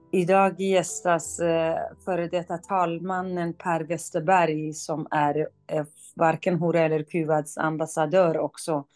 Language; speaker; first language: Swedish; non-native, fluent; Kurdish